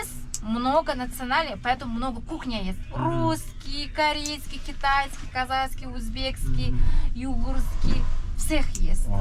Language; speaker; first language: Russian; non-native, local second language; Kazakh